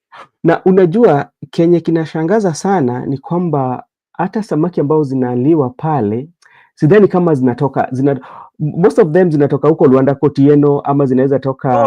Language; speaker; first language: Swahili; non-native, local second language; Luo (Kenya and Tanzania)